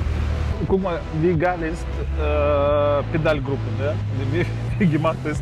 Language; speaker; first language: German; non-native, fluent; Russian